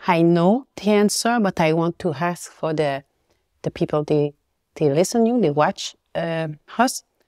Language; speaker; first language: English; non-native, learner; French